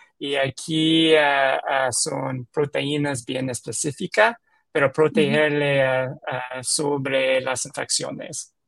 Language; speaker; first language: Spanish; non-native, learner; English